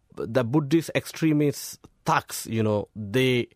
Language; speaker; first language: English; non-native, fluent; Burmese